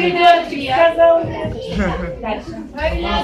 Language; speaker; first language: Russian; native; Russian